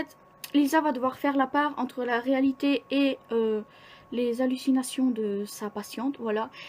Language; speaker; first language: French; native; French